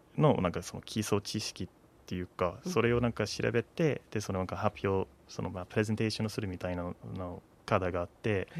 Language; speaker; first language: Japanese; non-native, fluent; English